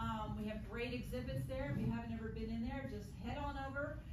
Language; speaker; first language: English; native; English